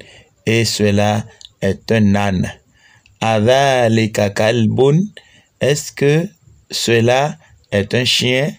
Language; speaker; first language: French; non-native, local second language; Fon